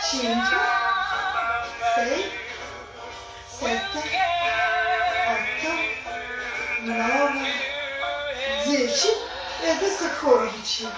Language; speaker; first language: Italian; non-native, learner; Russian